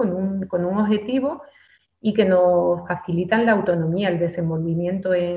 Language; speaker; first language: Spanish; native; Spanish